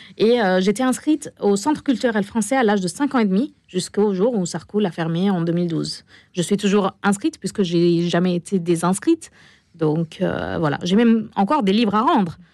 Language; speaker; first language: French; non-native, fluent; Arabic